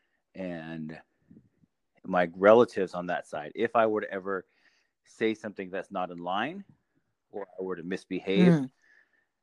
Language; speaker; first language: English; early bilingual, other home language; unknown